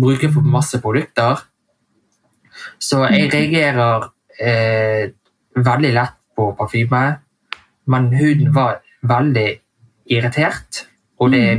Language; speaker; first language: Norwegian; early bilingual, heritage; Vietnamese